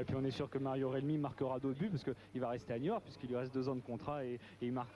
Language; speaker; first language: French; native; French